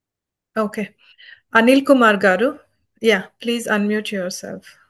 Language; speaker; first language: Telugu; native; Telugu